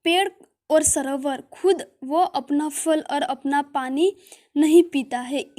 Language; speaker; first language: Hindi; non-native, local second language; Gujarati